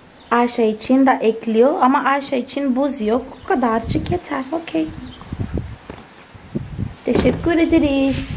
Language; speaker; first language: Turkish; non-native, fluent; Portuguese